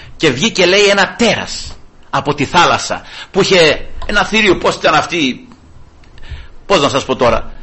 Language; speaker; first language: Greek; early bilingual, heritage; Greek